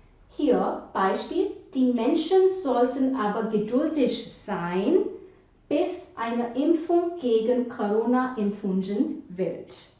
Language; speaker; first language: German; non-native, fluent; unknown